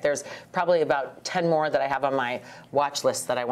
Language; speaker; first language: English; native; English